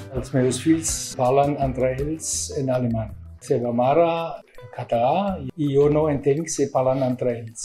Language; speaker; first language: Catalan; non-native, learner; German